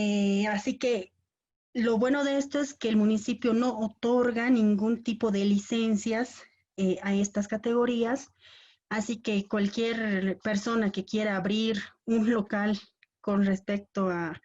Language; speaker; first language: Spanish; native; Spanish